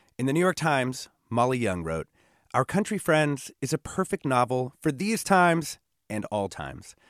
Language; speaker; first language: English; native; English